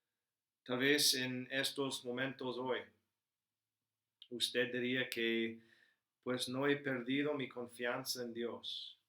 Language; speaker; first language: Spanish; non-native, fluent; English